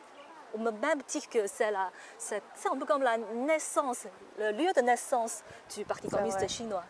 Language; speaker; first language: French; non-native, fluent; Chinese